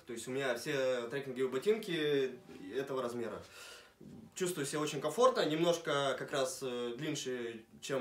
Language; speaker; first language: Russian; native; Russian